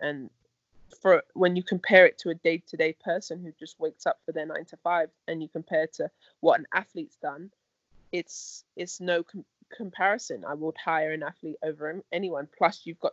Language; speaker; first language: English; native; English